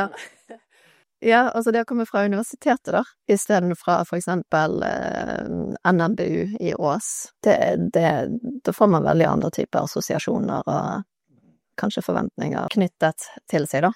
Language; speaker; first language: Norwegian; native; Norwegian